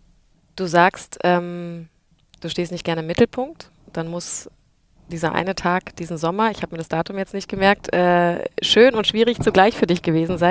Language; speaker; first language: German; native; German